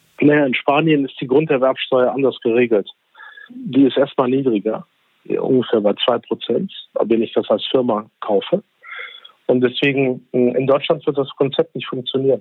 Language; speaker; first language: German; early bilingual, other home language; Turkish